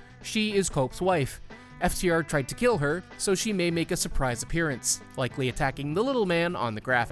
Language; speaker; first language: English; native; English